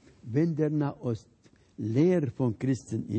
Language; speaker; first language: German; non-native, fluent; Arabic